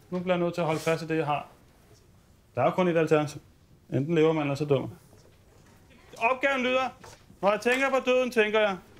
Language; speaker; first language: Danish; native; Danish